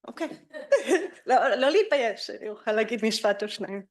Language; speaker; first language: Hebrew; non-native, fluent; English